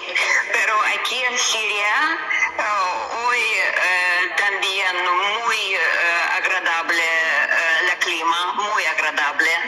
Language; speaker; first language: Spanish; non-native, learner; Russian